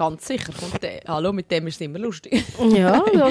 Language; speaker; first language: German; native; German